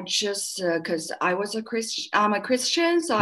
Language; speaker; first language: English; non-native, fluent; Chinese